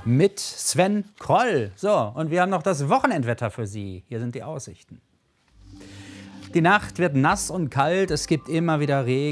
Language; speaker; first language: German; native; German